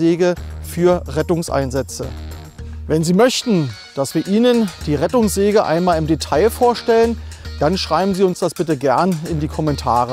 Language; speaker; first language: German; native; German